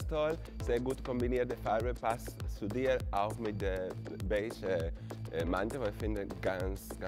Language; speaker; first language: German; non-native, fluent; Spanish